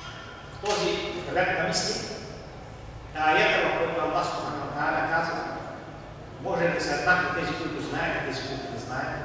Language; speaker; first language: Bulgarian; non-native, local second language; Turkish